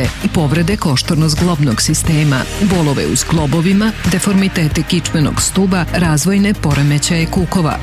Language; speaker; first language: Serbian; native; Serbian